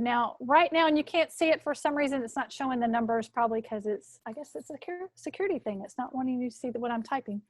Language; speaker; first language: English; native; English